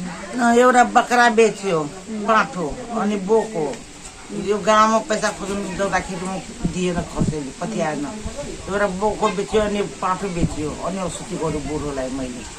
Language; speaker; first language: Nepali; non-native, local second language; Maithili